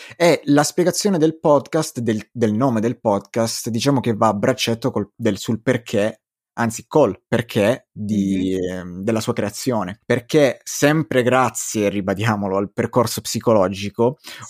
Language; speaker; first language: Italian; native; Italian